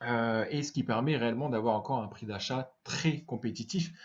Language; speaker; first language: French; native; French